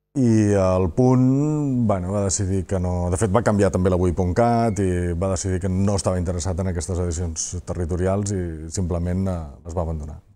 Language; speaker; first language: Catalan; native; Catalan